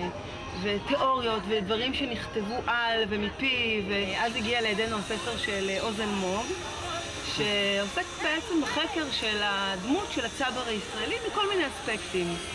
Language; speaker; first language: Hebrew; native; Hebrew